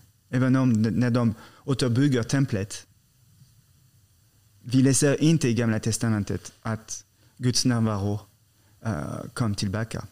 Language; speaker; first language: Swedish; non-native, fluent; French